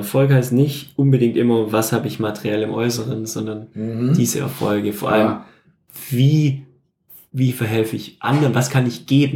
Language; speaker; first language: German; native; German